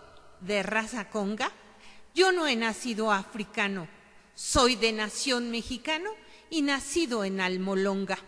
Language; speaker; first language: Spanish; native; Spanish